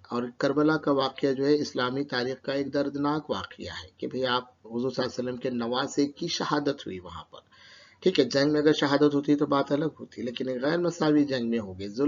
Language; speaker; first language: Urdu; native; Urdu